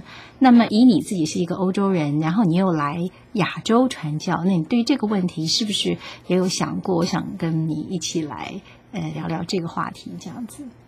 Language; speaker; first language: Chinese; native; Chinese